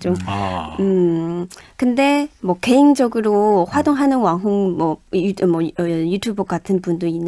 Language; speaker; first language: Korean; non-native, fluent; Chinese